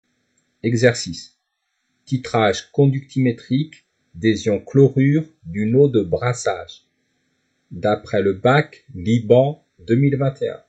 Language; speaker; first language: French; native; French